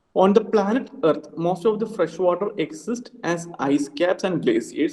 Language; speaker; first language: English; non-native, local second language; Malayalam